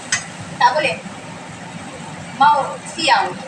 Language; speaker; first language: Indonesian; non-native, learner; Filipino